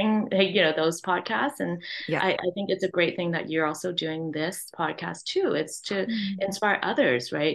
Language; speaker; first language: English; non-native, local second language; Cantonese